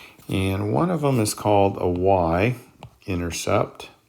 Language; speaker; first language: English; native; English